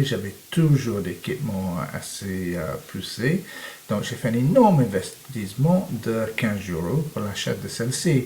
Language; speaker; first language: French; non-native, fluent; English